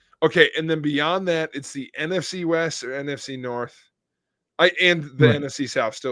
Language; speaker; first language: English; native; English